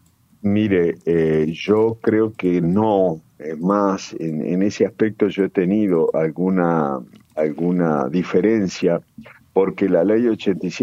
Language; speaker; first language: Spanish; native; Spanish